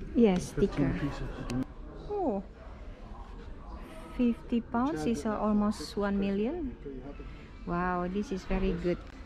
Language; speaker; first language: English; non-native, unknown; Indonesian